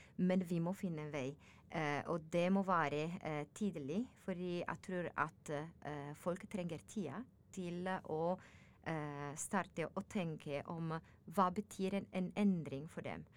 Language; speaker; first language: Norwegian; non-native, learner; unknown